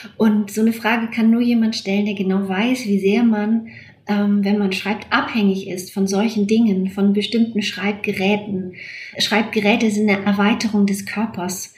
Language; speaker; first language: German; native; German